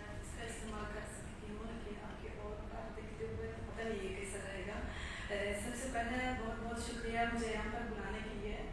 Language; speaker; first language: Urdu; non-native, fluent; Polish